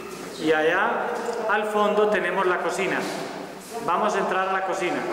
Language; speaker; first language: Spanish; native; Spanish